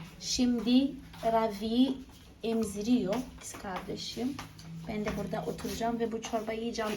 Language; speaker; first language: Turkish; non-native, fluent; Portuguese